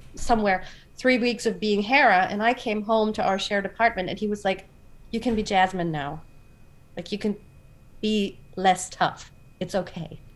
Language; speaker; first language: English; non-native, fluent; German